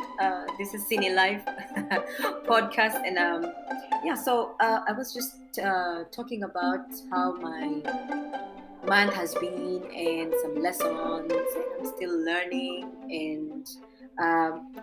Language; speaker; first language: English; non-native, local second language; Embu